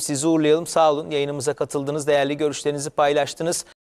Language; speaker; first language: Turkish; native; Turkish